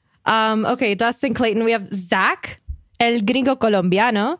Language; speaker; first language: Spanish; non-native, learner; English